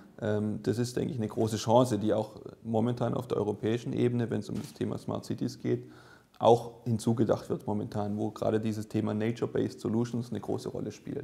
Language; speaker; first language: German; native; German